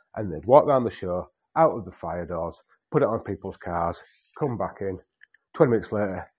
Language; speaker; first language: English; native; English